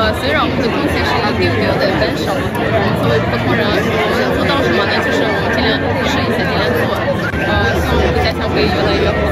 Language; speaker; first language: Chinese; non-native, fluent; Russian